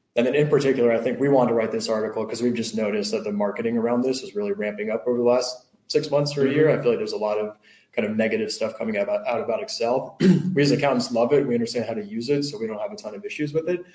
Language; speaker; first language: English; native; English